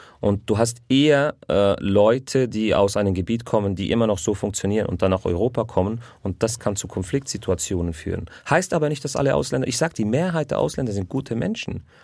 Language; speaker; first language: German; early bilingual, other home language; Arabic